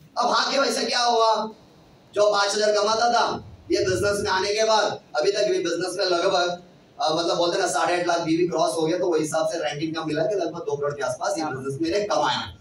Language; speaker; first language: Hindi; non-native, local second language; Kannada